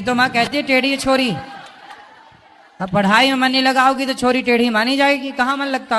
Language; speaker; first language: Hindi; native; Hindi